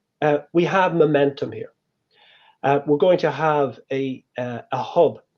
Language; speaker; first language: English; native; English